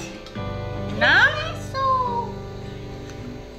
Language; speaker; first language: Spanish; native; Spanish